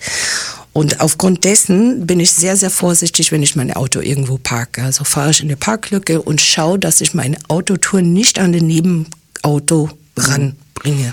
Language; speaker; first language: German; early bilingual, heritage; English